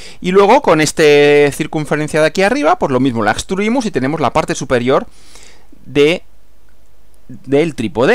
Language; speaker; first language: Spanish; native; Spanish